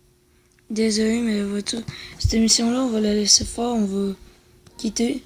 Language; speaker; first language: French; native; French